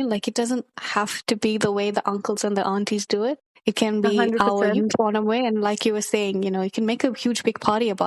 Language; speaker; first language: English; early bilingual, other home language; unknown